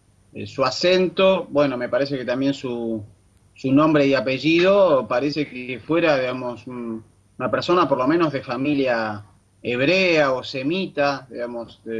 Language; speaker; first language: Spanish; native; Spanish